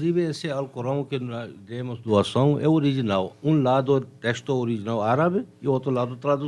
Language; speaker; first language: Portuguese; non-native, fluent; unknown